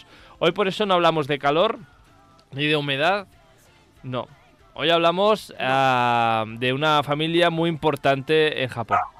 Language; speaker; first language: Spanish; native; Spanish